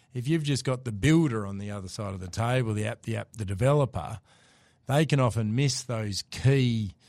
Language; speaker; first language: English; native; English